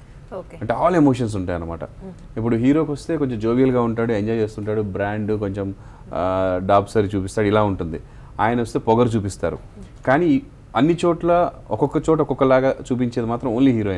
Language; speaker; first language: Telugu; native; Telugu